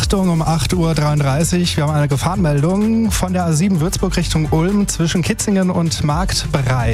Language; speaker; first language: German; native; German